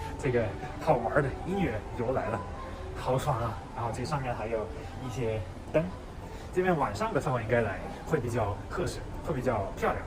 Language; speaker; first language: Chinese; non-native, fluent; German